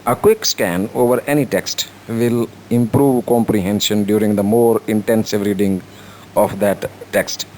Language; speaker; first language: English; non-native, local second language; Urdu